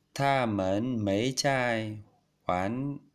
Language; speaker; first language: Chinese; non-native, learner; Vietnamese